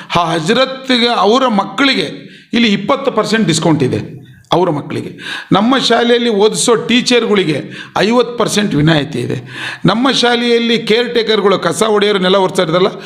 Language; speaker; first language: Kannada; non-native, local second language; Urdu